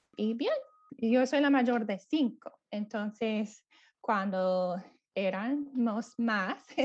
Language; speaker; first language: Spanish; non-native, fluent; English